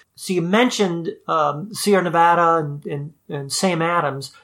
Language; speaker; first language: English; native; English